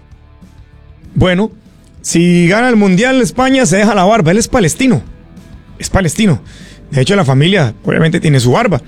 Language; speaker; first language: Spanish; native; Spanish